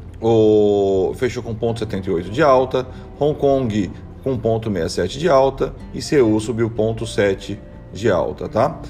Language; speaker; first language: Portuguese; native; Portuguese